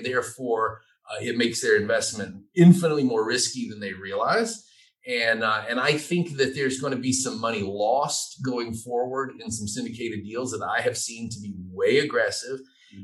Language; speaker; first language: English; native; English